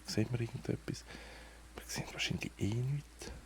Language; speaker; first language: German; native; German